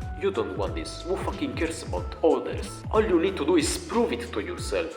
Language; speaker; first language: English; non-native, fluent; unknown